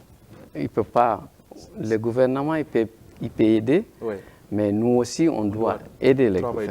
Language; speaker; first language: French; non-native, learner; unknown